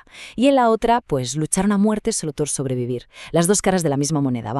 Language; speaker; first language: Spanish; native; Spanish